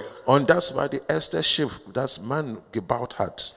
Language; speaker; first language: German; non-native, learner; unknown